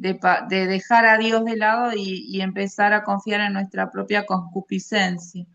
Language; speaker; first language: Spanish; native; Spanish